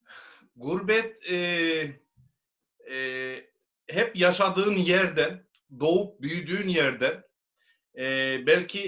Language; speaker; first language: Turkish; native; Turkish